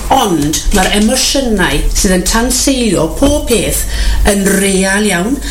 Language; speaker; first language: Welsh; native; Welsh